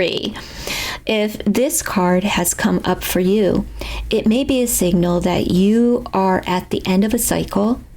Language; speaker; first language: English; native; English